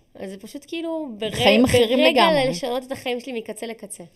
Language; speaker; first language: Hebrew; native; Hebrew